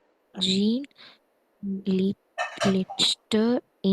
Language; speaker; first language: German; non-native, learner; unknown